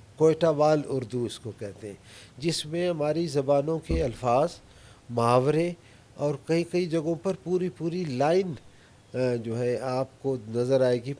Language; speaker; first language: Urdu; non-native, local second language; Brahui